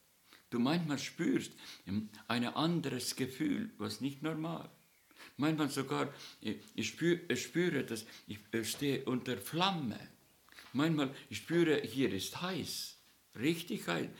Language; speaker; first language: German; non-native, learner; Estonian